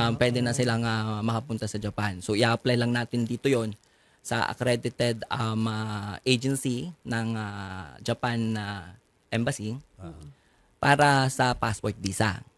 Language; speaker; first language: Filipino; native; Filipino